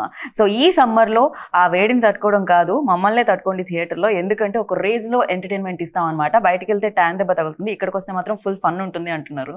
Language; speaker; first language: Telugu; native; Telugu